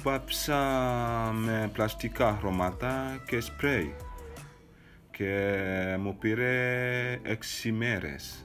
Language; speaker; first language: Greek; non-native, fluent; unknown